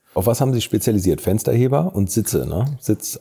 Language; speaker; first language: German; native; German